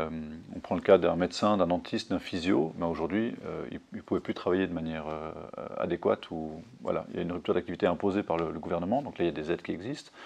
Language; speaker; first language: French; native; French